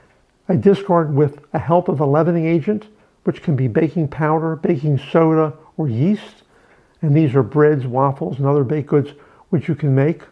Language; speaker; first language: English; native; English